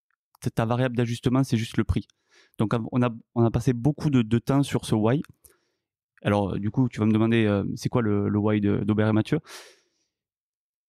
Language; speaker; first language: French; native; French